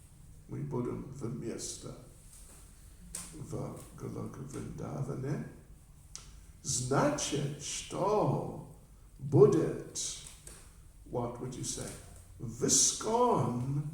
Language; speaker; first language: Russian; non-native, learner; English